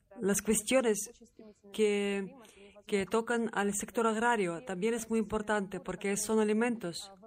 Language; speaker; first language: Spanish; non-native, learner; Russian